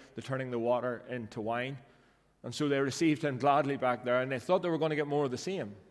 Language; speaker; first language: English; native; English